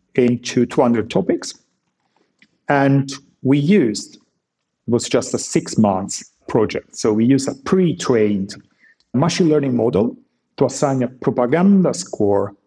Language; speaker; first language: English; non-native, fluent; Italian